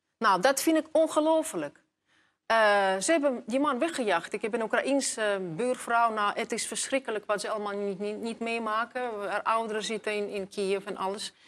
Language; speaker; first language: Dutch; non-native, fluent; Russian